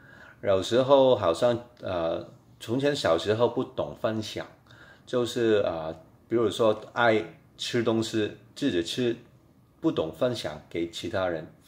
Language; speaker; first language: Chinese; non-native, fluent; Cantonese